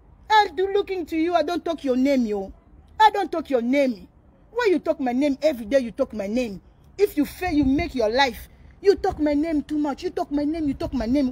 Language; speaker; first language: English; non-native, learner; Lingala